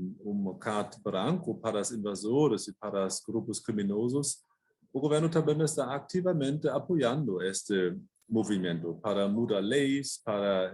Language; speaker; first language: Portuguese; non-native, fluent; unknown